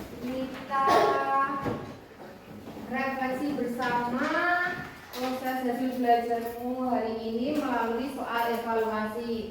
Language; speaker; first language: Malay; native; Malay